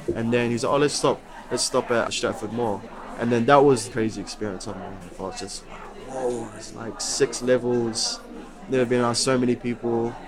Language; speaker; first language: English; native; English